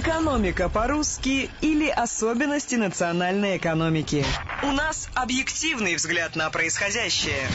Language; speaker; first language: Russian; native; Russian